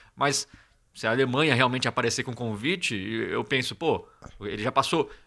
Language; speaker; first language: Portuguese; native; Portuguese